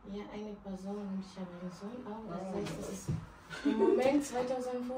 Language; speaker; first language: German; non-native, learner; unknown